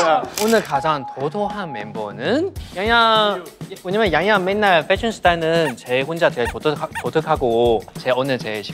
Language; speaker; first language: Korean; non-native, learner; Chinese